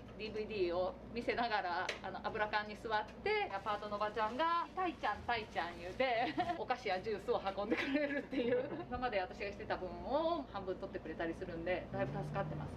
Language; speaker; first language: Japanese; native; Japanese